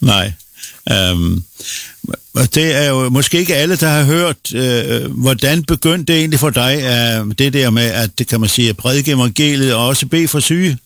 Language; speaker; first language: Danish; non-native, local second language; Faroese